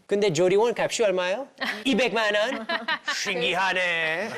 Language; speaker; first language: Korean; non-native, fluent; English